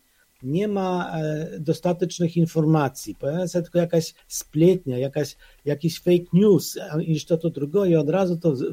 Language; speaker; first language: Polish; non-native, fluent; Ukrainian